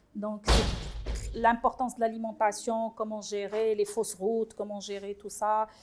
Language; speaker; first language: French; non-native, local second language; Arabic